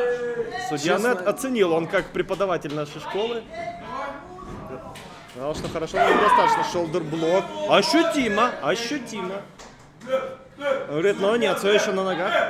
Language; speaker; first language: Russian; native; Russian